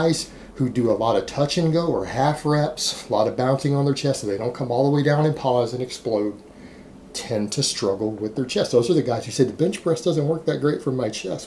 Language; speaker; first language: English; native; English